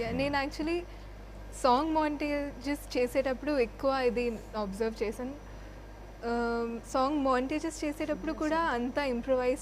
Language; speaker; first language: Telugu; non-native, fluent; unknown